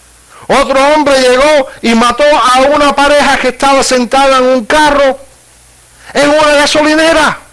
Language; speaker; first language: Spanish; native; Spanish